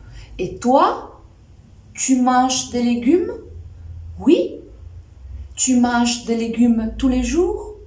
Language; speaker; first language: French; non-native, fluent; Spanish